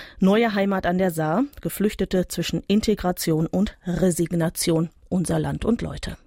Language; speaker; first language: German; native; German